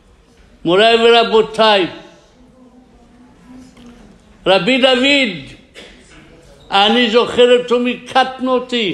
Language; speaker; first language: Hebrew; non-native, fluent; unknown